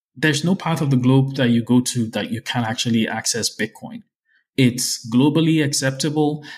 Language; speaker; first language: English; non-native, local second language; Yoruba